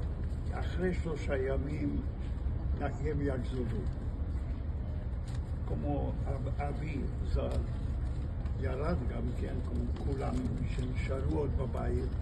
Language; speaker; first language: Hebrew; non-native, fluent; Hungarian